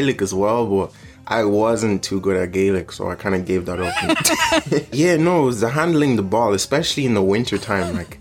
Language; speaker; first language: English; native; English